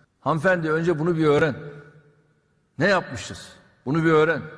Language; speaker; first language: Turkish; native; Turkish